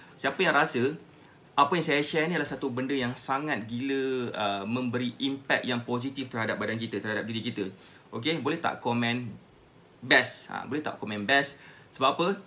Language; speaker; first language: Malay; native; Malay